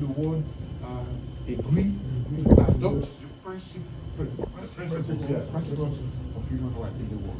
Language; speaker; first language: English; non-native, learner; French